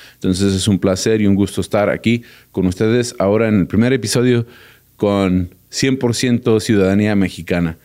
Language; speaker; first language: Spanish; early bilingual, heritage; Spanish